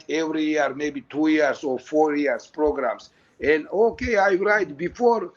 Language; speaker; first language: English; non-native, learner; Georgian